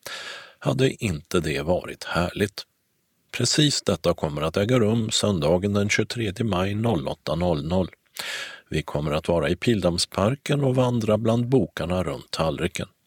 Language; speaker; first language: Swedish; native; Swedish